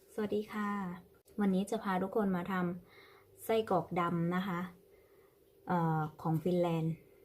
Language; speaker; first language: Thai; native; Thai